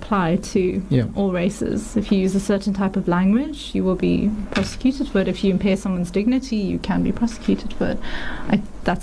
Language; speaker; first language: English; native; English